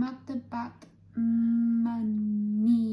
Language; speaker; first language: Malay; early bilingual, heritage; English